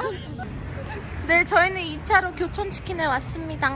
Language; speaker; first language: Korean; early bilingual, heritage; Korean